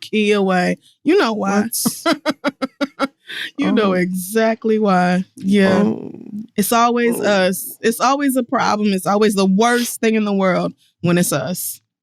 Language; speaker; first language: English; native; English